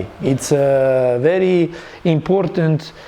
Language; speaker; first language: English; non-native, learner; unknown